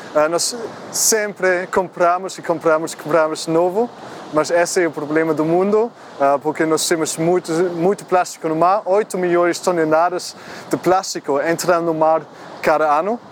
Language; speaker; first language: Portuguese; non-native, fluent; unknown